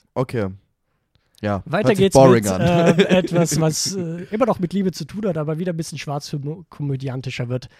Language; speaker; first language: German; native; German